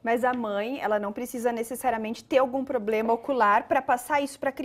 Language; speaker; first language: Portuguese; native; Portuguese